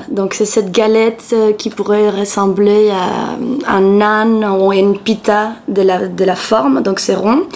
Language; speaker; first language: French; non-native, fluent; Spanish